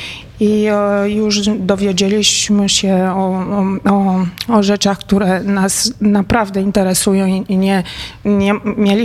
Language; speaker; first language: Polish; non-native, fluent; Romanian